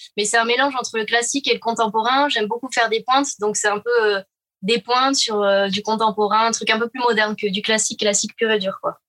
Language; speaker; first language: French; native; French